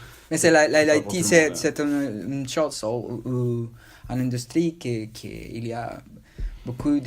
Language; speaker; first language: French; non-native, learner; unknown